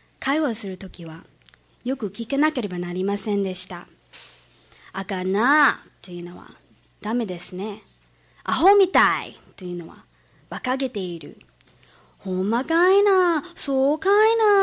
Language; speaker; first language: Japanese; non-native, fluent; English